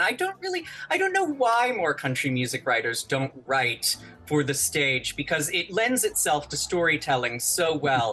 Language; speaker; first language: English; native; English